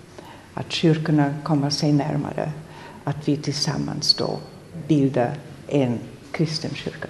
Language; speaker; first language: Swedish; non-native, fluent; German